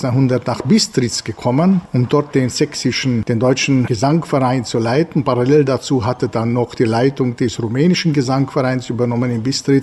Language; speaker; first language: German; native; German